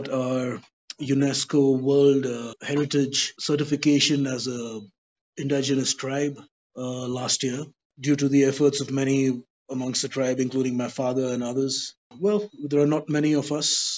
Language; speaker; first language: English; non-native, local second language; Badaga